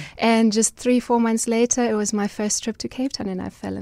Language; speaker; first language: English; non-native, fluent; German